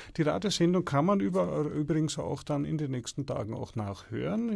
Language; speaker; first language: German; native; German